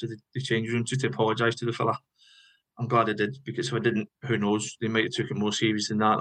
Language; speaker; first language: English; native; English